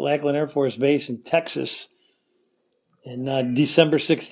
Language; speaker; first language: English; native; English